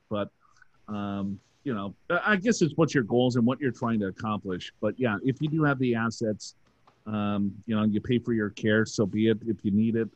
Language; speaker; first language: English; native; English